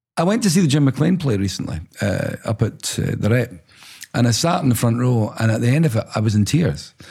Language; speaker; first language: English; native; English